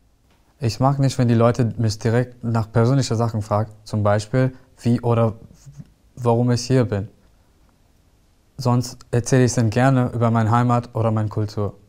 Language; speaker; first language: German; non-native, fluent; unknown